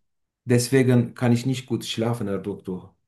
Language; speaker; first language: German; non-native, fluent; Turkish